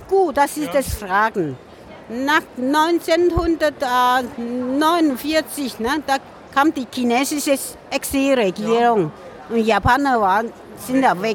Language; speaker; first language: German; non-native, learner; Min Nan Chinese